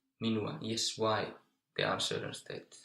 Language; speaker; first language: English; non-native, fluent; Finnish